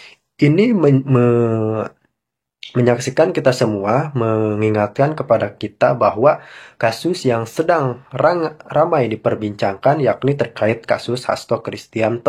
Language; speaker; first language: Indonesian; native; Indonesian